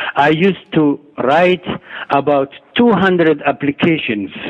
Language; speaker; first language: English; non-native, learner; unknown